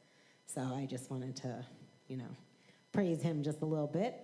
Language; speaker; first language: English; native; English